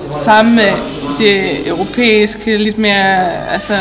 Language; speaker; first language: Danish; non-native, fluent; Portuguese